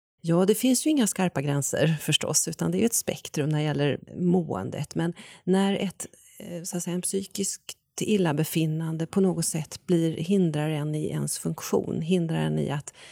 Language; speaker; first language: Swedish; native; Swedish